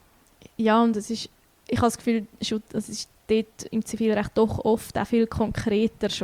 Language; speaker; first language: German; native; German